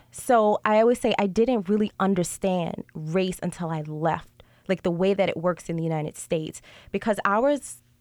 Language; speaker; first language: English; native; English